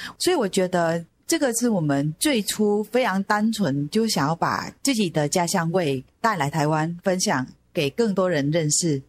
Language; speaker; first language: Chinese; non-native, fluent; Vietnamese